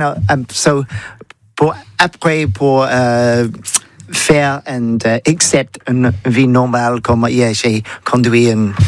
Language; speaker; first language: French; non-native, learner; English